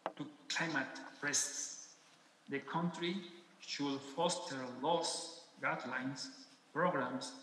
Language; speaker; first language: English; non-native, fluent; Spanish